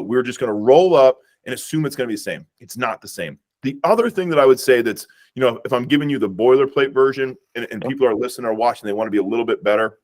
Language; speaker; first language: English; native; English